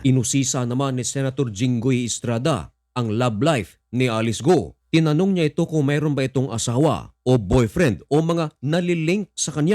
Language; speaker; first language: Filipino; native; Filipino